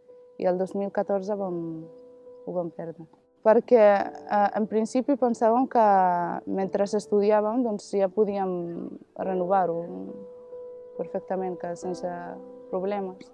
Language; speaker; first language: Catalan; early bilingual, other home language; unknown